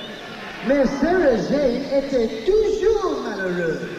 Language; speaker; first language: French; non-native, learner; English